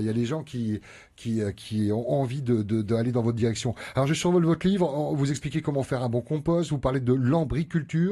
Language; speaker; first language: French; native; French